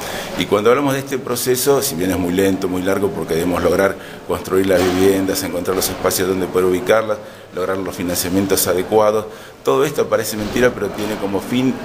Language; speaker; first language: Spanish; native; Spanish